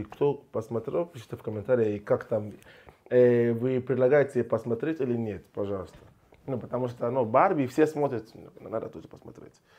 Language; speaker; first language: Russian; non-native, learner; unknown